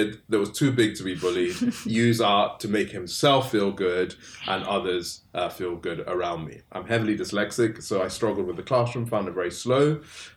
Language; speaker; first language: English; native; English